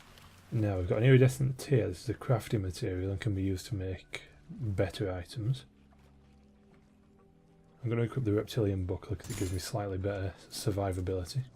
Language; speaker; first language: English; native; English